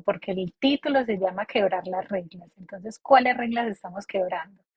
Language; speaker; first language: Spanish; native; Spanish